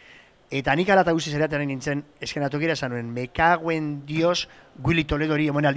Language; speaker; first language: Basque; native; Basque